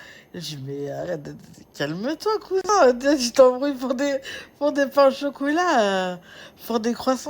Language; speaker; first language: French; native; French